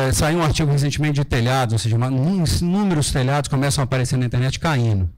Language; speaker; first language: Portuguese; native; Portuguese